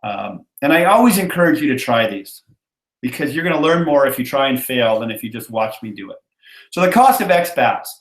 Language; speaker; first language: English; native; English